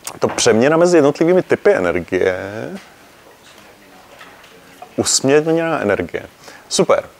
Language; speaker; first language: Czech; native; Czech